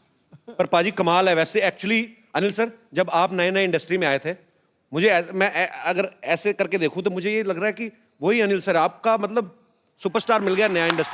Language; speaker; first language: Hindi; native; Hindi